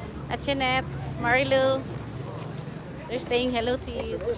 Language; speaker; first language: English; non-native, local second language; Filipino